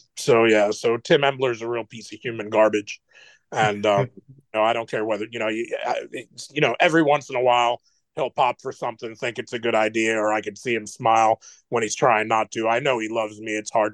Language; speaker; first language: English; native; English